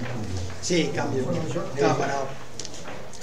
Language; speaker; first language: Spanish; native; Spanish